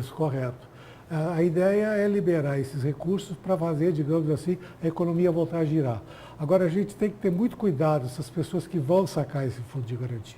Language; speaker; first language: Portuguese; native; Portuguese